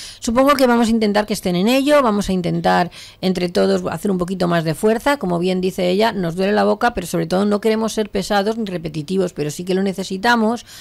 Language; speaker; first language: Spanish; native; Spanish